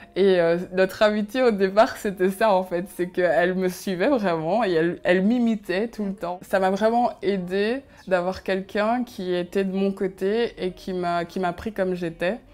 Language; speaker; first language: French; early bilingual, other home language; Kinyarwanda